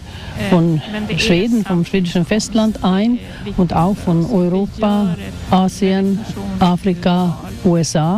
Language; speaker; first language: German; non-native, fluent; Swedish